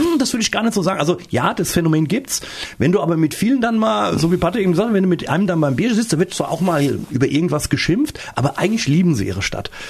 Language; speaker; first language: German; native; German